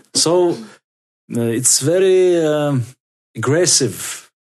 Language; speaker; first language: English; non-native, learner; Russian